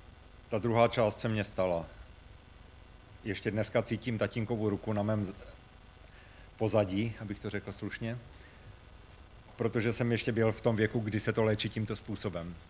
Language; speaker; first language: Czech; native; Czech